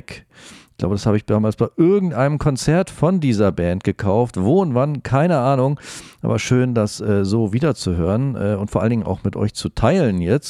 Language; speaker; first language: German; native; German